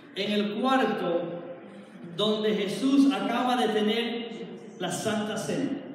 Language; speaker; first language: Spanish; early bilingual, heritage; Spanish